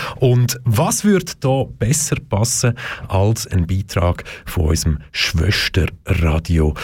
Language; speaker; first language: German; early bilingual, other home language; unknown